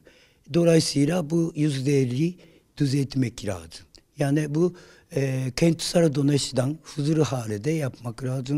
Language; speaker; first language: Turkish; non-native, learner; Japanese